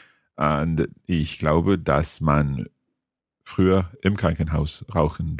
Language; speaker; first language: German; non-native, fluent; English